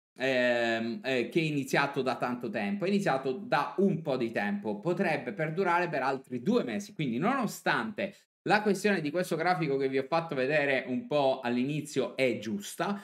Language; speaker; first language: Italian; native; Italian